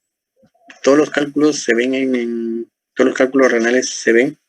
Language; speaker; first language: Spanish; native; Spanish